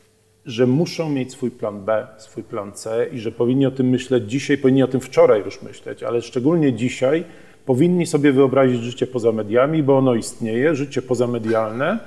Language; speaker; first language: Polish; native; Polish